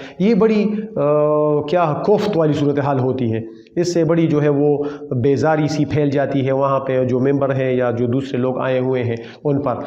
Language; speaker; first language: Urdu; non-native, local second language; Pashto